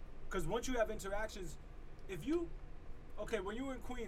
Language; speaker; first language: English; native; English